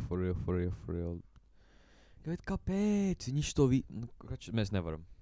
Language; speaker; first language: Latvian; native; Latvian